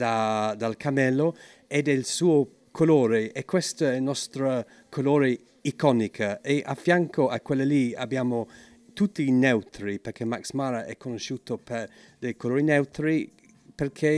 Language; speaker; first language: Italian; non-native, fluent; English